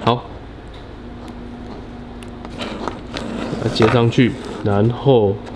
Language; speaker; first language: Chinese; native; Chinese